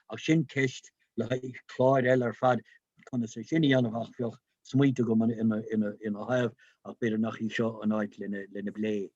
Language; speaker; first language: Irish; non-native, local second language; English